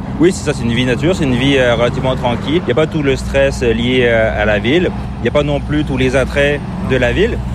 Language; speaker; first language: French; native; French